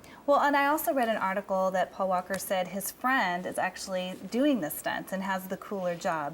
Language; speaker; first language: English; native; English